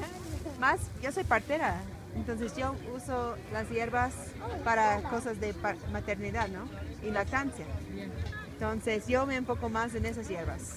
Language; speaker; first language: Spanish; non-native, fluent; English